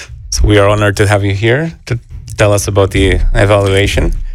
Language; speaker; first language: English; non-native, fluent; Romanian